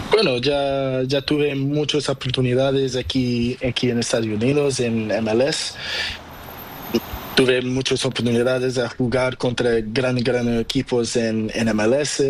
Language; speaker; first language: Spanish; non-native, local second language; Portuguese